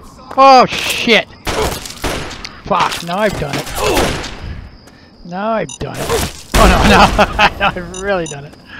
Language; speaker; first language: English; native; English